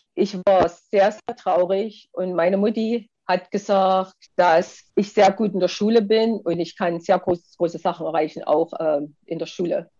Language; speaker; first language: German; native; German